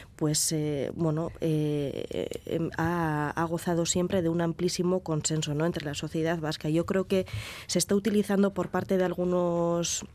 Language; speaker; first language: Spanish; non-native, local second language; Basque